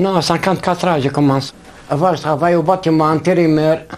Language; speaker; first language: French; non-native, learner; Arabic